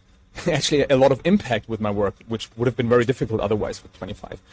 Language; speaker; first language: English; non-native, fluent; German